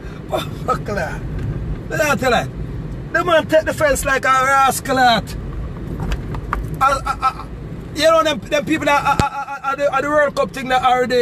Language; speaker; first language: English; native; English